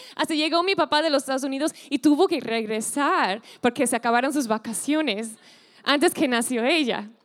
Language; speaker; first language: Spanish; non-native, fluent; English